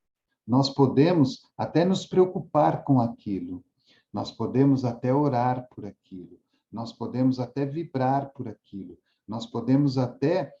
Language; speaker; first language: Portuguese; native; Portuguese